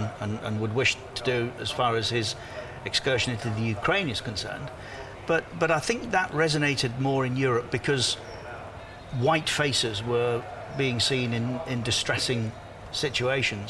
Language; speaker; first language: English; native; English